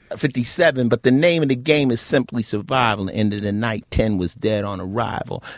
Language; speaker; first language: English; native; English